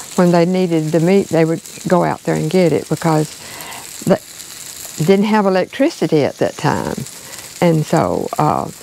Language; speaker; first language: English; native; English